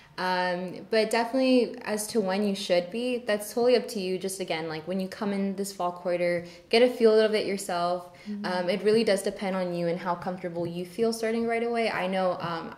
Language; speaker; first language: English; native; English